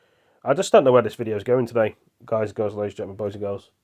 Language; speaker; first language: English; native; English